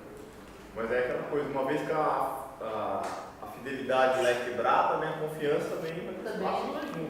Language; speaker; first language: Portuguese; native; Portuguese